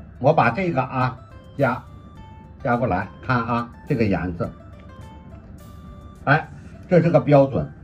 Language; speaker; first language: Chinese; native; Chinese